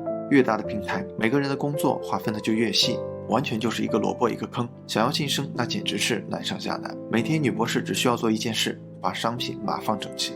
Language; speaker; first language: Chinese; native; Chinese